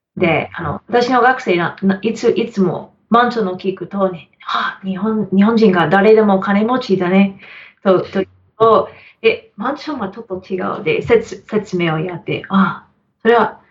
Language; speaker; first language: Japanese; non-native, learner; English